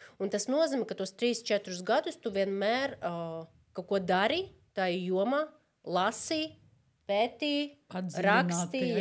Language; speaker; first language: Latvian; non-native, local second language; Russian